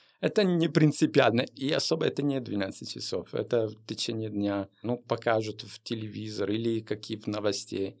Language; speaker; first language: Russian; non-native, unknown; Italian